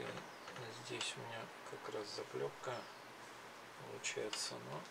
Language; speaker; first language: Russian; native; Russian